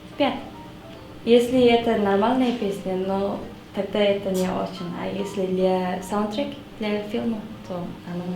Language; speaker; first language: Russian; non-native, learner; Mongolian